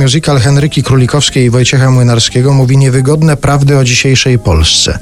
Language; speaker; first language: Polish; native; Polish